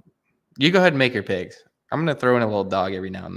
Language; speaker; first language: English; native; English